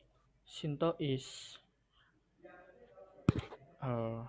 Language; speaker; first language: English; non-native, learner; Indonesian